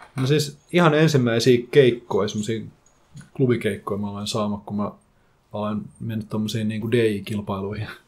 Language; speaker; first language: Finnish; native; Finnish